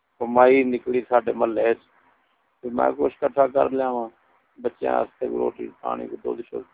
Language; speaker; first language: Urdu; non-native, local second language; Punjabi